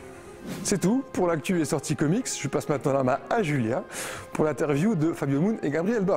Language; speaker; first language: French; native; French